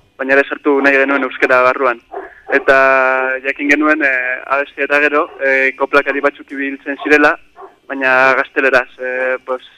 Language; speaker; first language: Basque; non-native, local second language; Spanish